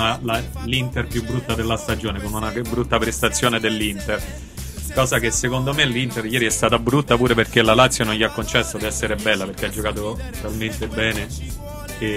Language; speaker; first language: Italian; native; Italian